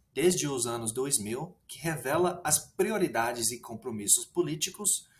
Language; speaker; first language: Portuguese; non-native, fluent; English